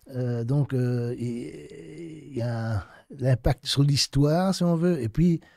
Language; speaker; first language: French; native; French